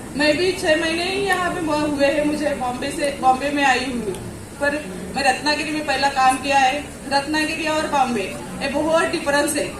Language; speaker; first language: Hindi; non-native, local second language; Marathi